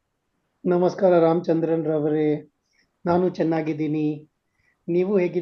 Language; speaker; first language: Kannada; non-native, learner; Hindi